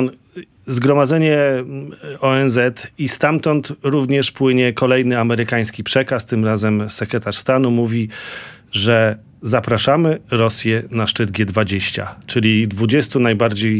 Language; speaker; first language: Polish; native; Polish